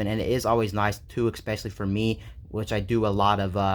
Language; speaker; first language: English; native; English